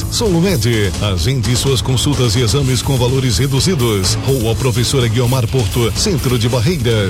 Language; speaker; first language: Portuguese; native; Portuguese